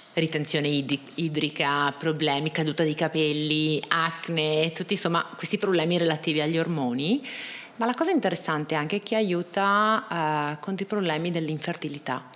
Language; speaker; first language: Italian; native; Italian